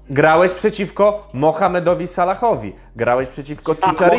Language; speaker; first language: Polish; native; Polish